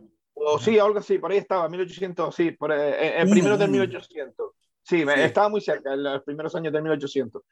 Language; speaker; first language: Spanish; native; Spanish